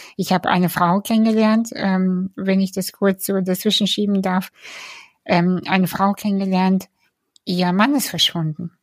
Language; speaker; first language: German; early bilingual, other home language; Russian